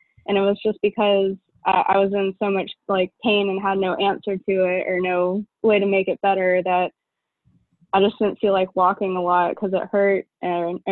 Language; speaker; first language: English; native; English